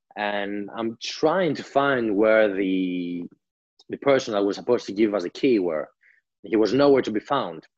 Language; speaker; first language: English; non-native, fluent; Greek